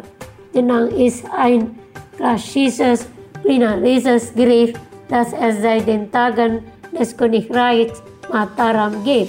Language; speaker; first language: German; non-native, fluent; Indonesian